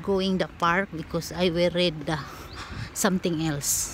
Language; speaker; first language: English; non-native, local second language; Filipino